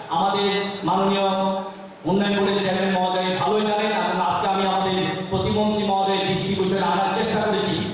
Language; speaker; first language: Bangla; non-native, local second language; Marma